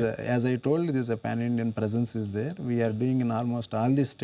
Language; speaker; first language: English; non-native, local second language; Telugu